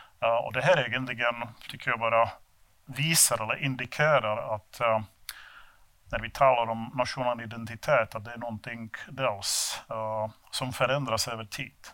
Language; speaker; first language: Swedish; non-native, fluent; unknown